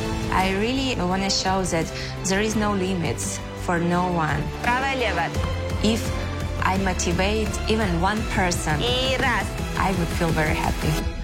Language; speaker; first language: English; non-native, fluent; Russian